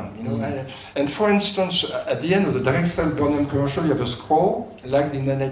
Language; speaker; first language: English; non-native, fluent; French